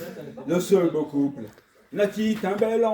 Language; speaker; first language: French; native; French